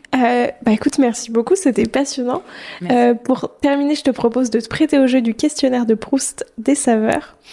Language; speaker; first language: French; native; French